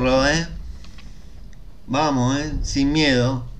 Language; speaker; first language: Spanish; native; Spanish